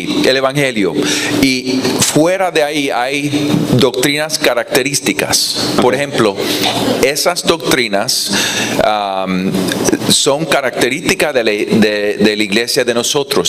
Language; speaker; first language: Spanish; non-native, fluent; English